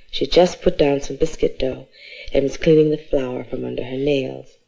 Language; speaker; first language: English; native; English